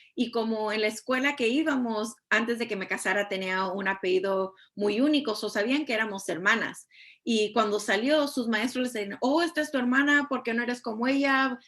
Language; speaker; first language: Spanish; early bilingual, heritage; Spanish